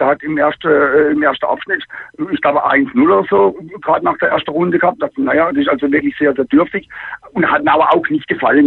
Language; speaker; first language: German; native; German